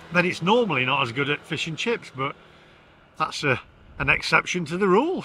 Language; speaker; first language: English; native; English